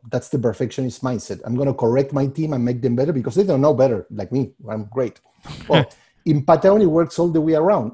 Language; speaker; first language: English; non-native, fluent; Spanish